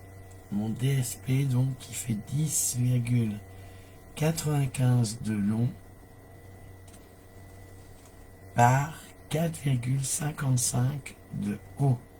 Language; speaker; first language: French; native; French